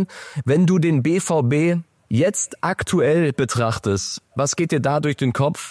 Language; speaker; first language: German; native; German